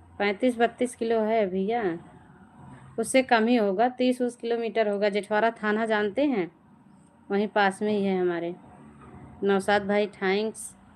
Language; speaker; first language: Hindi; native; Hindi